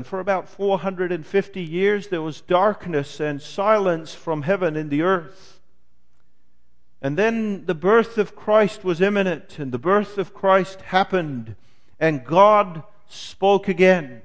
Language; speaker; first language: English; native; English